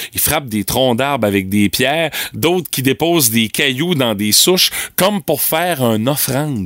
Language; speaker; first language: French; native; French